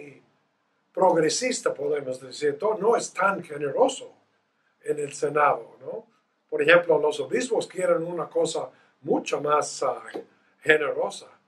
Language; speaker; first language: Spanish; non-native, fluent; English